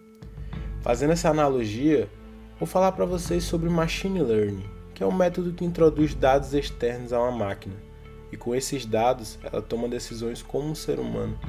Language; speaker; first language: Portuguese; native; Portuguese